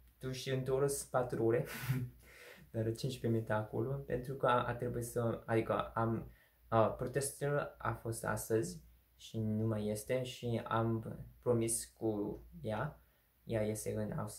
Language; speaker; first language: Romanian; non-native, learner; Korean